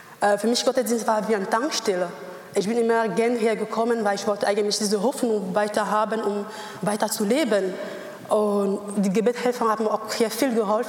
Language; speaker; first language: German; non-native, learner; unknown